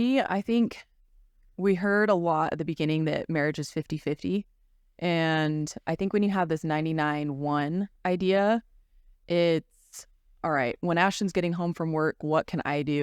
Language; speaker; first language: English; native; English